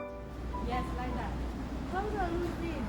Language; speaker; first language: English; non-native, fluent; Vietnamese